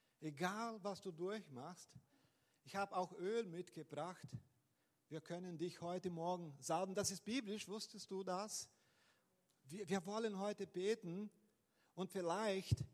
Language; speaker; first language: German; non-native, fluent; Portuguese